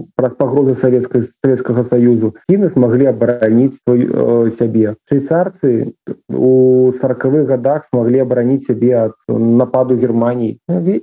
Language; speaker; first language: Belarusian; non-native, local second language; Russian